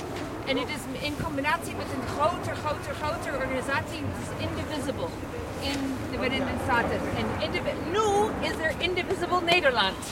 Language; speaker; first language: Dutch; non-native, learner; English